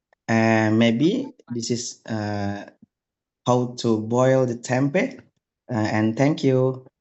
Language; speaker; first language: English; non-native, learner; Indonesian